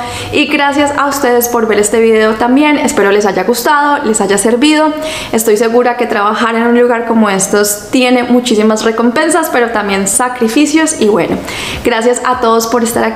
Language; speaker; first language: Spanish; native; Spanish